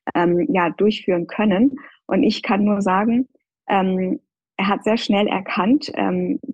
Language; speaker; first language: German; non-native, fluent; Persian